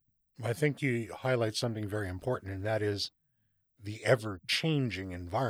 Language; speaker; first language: English; native; English